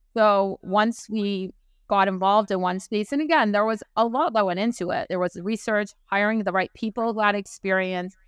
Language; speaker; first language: English; native; English